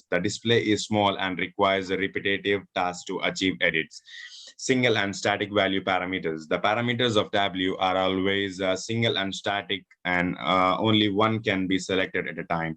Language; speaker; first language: English; non-native, local second language; Urdu